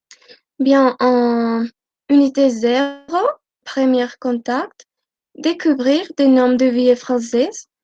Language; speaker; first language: French; non-native, learner; Spanish